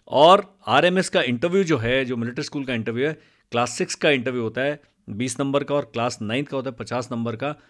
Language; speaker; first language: Hindi; non-native, local second language; Punjabi